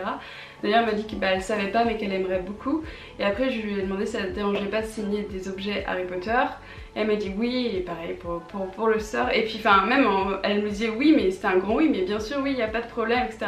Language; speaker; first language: French; native; French